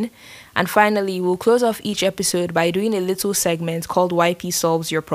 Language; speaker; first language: English; non-native, local second language; Yoruba